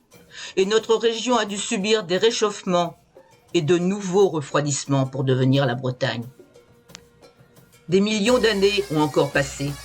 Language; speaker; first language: French; native; French